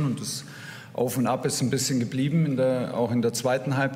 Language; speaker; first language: German; native; German